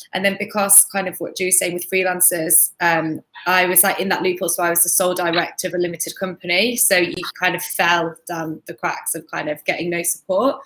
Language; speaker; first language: English; native; English